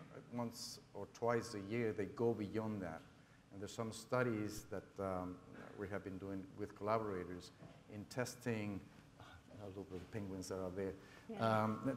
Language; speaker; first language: English; non-native, fluent; Spanish